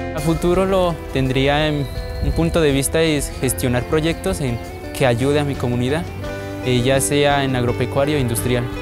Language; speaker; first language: Spanish; native; Spanish